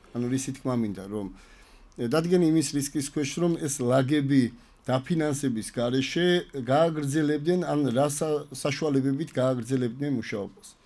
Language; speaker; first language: Georgian; native; Georgian